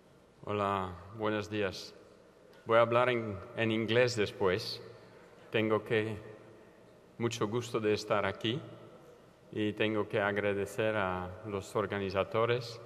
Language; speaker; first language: Spanish; non-native, learner; French